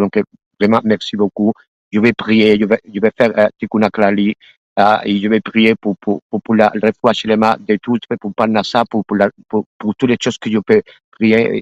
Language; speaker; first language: French; non-native, learner; Spanish